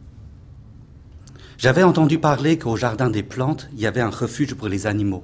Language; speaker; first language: French; non-native, fluent; Chinese